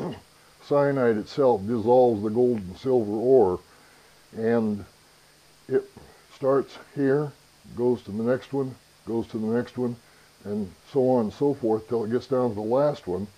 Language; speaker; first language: English; native; English